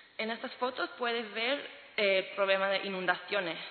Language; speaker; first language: Spanish; non-native, learner; English